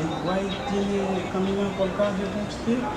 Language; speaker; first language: Spanish; non-native, learner; Haitian Creole